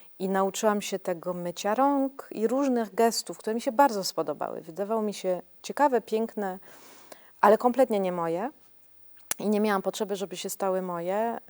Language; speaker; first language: Polish; early bilingual, heritage; Polish